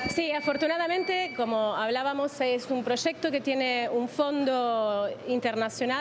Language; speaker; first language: Spanish; native; Spanish